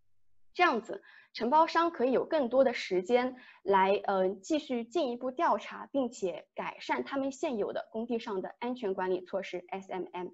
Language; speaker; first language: Chinese; native; Chinese